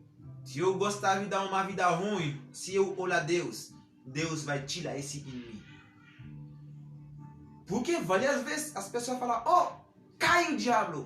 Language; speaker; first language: Portuguese; non-native, learner; Haitian Creole